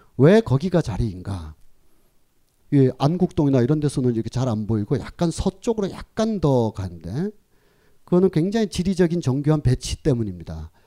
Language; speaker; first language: Korean; native; Korean